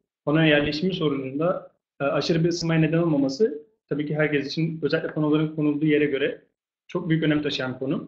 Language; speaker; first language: Turkish; native; Turkish